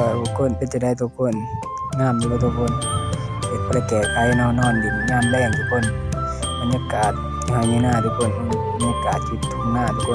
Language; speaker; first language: Thai; non-native, local second language; Lao